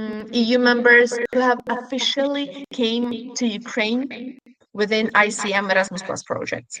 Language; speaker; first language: English; non-native, fluent; Ukrainian